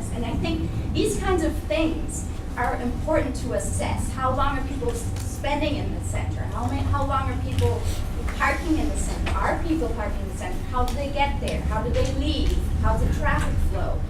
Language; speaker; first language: English; non-native, fluent; German